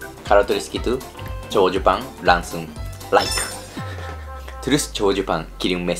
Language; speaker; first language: Indonesian; non-native, learner; Japanese